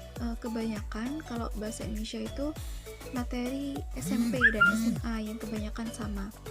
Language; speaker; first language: Indonesian; native; Indonesian